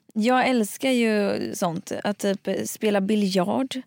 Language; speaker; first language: Swedish; native; Swedish